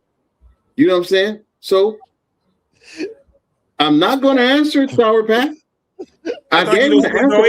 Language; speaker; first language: English; native; English